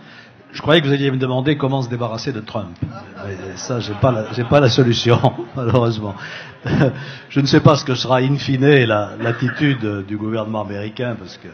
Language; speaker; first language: French; native; French